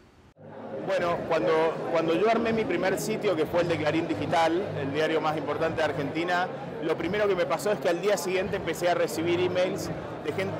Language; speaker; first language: Spanish; native; Spanish